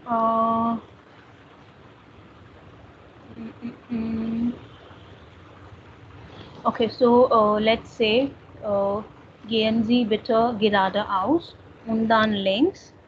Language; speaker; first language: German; non-native, fluent; Hindi